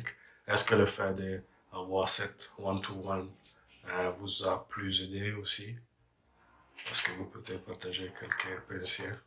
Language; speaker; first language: French; non-native, fluent; English